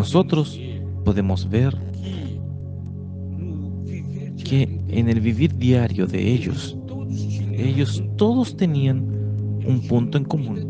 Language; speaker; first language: Spanish; non-native, fluent; Portuguese